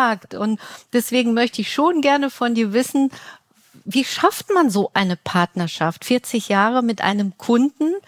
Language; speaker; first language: German; native; German